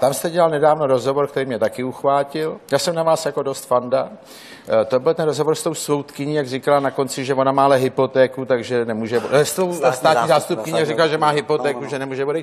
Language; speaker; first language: Czech; native; Czech